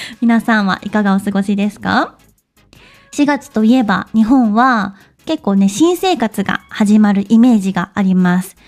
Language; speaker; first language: Japanese; native; Japanese